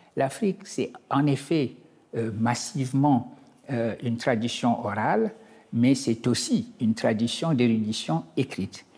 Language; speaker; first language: French; non-native, local second language; Wolof